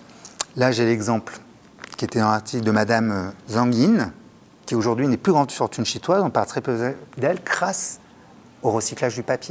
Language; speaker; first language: French; native; French